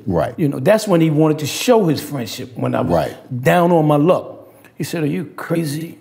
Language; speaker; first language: English; native; English